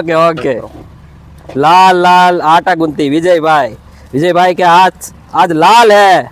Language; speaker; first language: Hindi; non-native, local second language; Gujarati